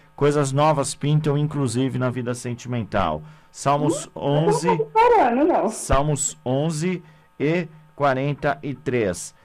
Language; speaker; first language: Portuguese; native; Portuguese